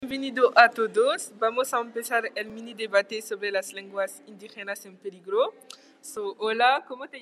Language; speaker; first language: Spanish; non-native, learner; French